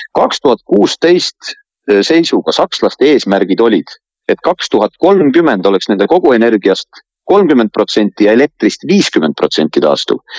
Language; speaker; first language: Estonian; native; Estonian